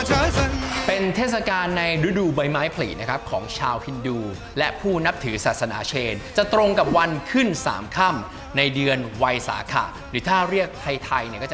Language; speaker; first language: Thai; native; Thai